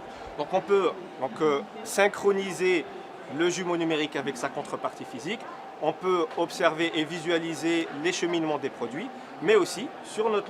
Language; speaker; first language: French; native; French